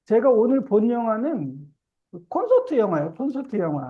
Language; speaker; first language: Korean; native; Korean